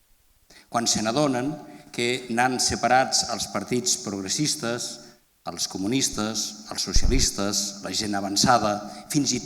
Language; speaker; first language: Catalan; native; Catalan